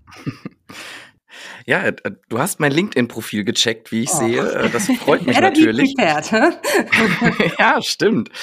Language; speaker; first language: German; native; German